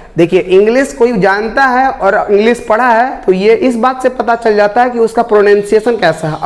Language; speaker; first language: Hindi; native; Hindi